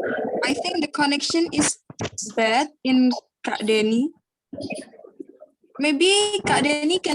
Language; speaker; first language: English; non-native, learner; Indonesian